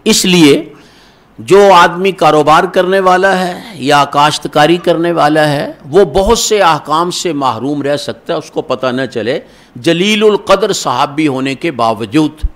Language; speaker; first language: Urdu; non-native, local second language; Punjabi